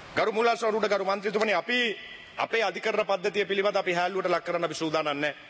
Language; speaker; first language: Sinhala; native; Sinhala